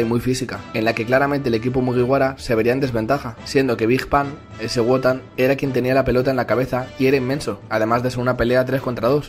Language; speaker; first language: Spanish; native; Spanish